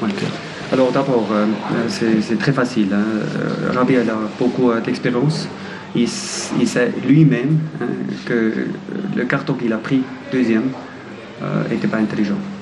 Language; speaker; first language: French; non-native, fluent; German